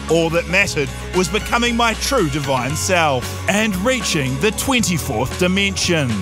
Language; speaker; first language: English; native; English